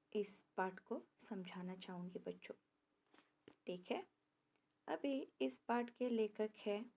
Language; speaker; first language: Hindi; non-native, local second language; Kannada